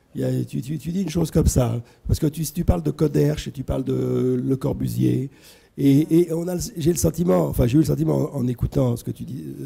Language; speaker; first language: French; native; French